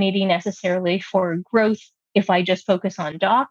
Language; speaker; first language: English; native; English